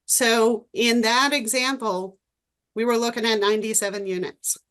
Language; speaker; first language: English; native; English